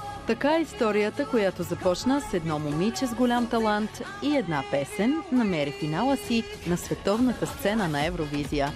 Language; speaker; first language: Bulgarian; native; Bulgarian